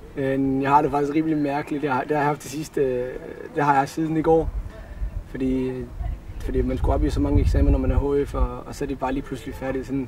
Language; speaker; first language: Danish; early bilingual, other home language; Somali